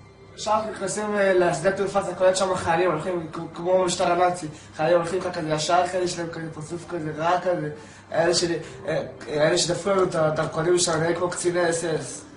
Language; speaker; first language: Hebrew; native; Hebrew